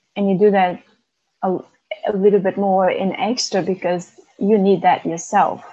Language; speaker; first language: English; non-native, fluent; Macedonian